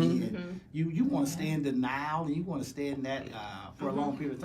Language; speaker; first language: English; native; English